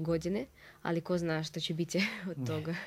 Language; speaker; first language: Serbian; non-native, fluent; Russian